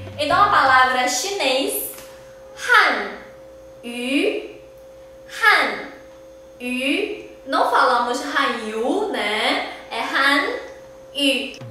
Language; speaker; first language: Portuguese; non-native, fluent; Chinese